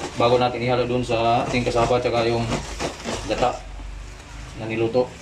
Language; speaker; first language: Filipino; non-native, local second language; Hiligaynon